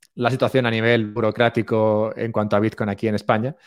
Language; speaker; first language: Spanish; native; Spanish